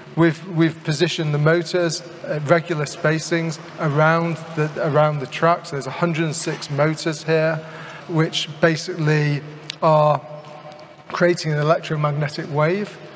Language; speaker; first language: English; native; English